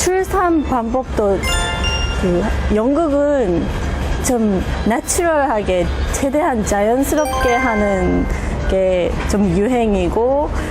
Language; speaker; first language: Korean; non-native, fluent; English